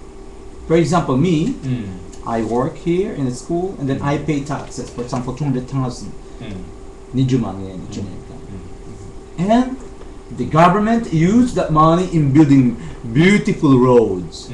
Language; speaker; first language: English; non-native, fluent; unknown